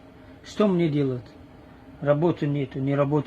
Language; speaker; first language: Russian; non-native, learner; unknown